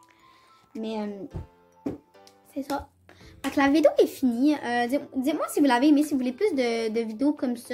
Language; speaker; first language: French; native; French